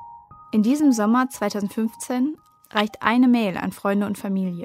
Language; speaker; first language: German; native; German